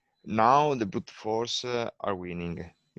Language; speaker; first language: English; non-native, learner; Italian